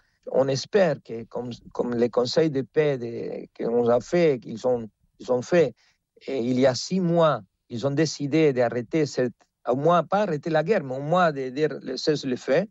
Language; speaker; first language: French; non-native, fluent; Spanish